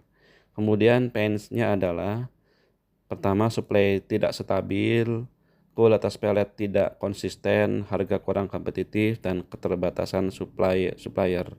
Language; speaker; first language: Indonesian; native; Indonesian